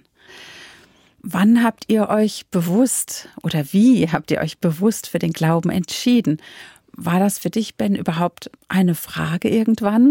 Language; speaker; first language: German; native; German